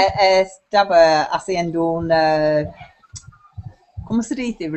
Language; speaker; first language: Spanish; non-native, learner; English